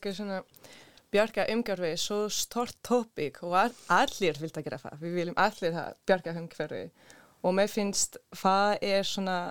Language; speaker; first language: Icelandic; non-native, learner; Swedish